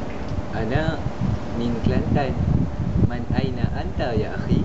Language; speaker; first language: Arabic; non-native, learner; Malay